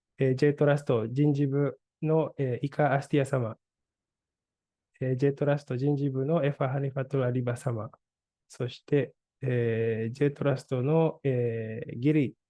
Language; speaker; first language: Japanese; non-native, fluent; Indonesian